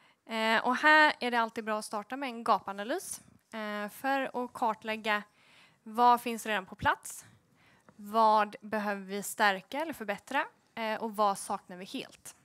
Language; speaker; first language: Swedish; native; Swedish